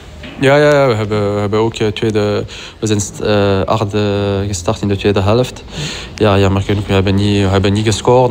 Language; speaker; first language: Dutch; non-native, local second language; French